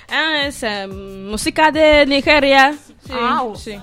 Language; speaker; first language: Spanish; non-native, learner; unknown